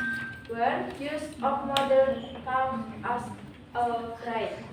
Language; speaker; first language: English; non-native, learner; Indonesian